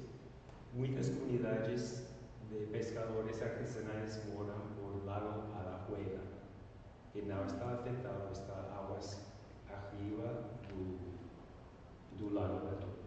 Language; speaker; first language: Portuguese; non-native, learner; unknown